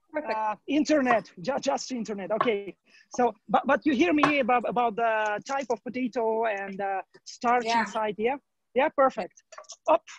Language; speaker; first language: English; non-native, learner; Ukrainian